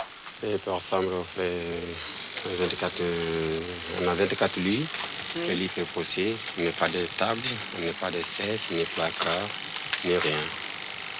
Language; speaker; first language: French; non-native, learner; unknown